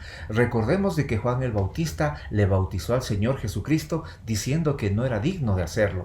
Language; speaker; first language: Spanish; native; Spanish